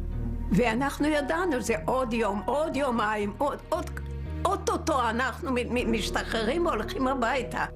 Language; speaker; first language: Hebrew; non-native, fluent; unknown